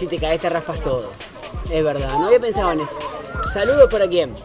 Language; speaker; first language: Spanish; native; Spanish